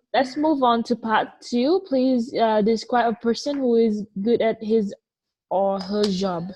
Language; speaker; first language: English; non-native, fluent; Vietnamese